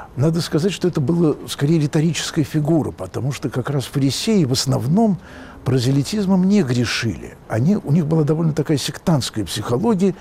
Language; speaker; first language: Russian; native; Russian